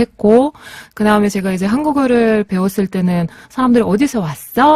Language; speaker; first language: Korean; non-native, fluent; Russian